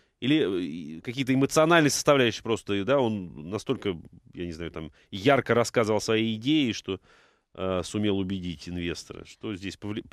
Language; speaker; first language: Russian; native; Russian